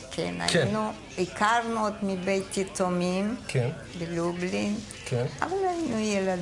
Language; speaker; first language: Hebrew; non-native, fluent; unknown